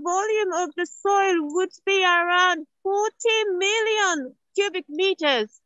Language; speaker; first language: English; non-native, learner; Japanese